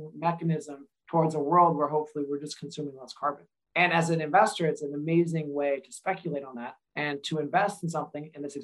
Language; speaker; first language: English; native; English